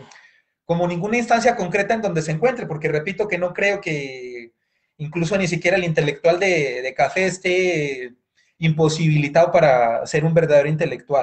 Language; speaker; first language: Spanish; native; Spanish